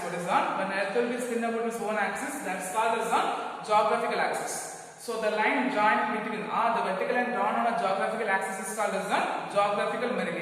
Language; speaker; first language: English; non-native, local second language; Tamil